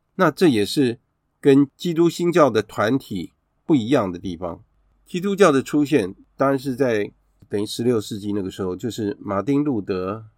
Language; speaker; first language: Chinese; native; Chinese